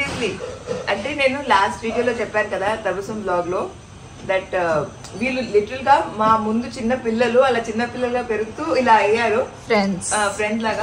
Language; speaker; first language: Telugu; native; Telugu